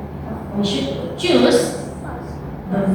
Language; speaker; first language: English; non-native, fluent; Indonesian